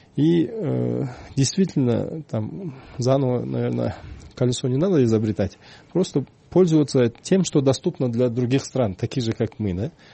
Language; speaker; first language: Russian; non-native, local second language; Kyrgyz